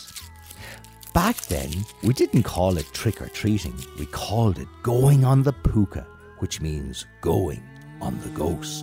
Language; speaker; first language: English; native; English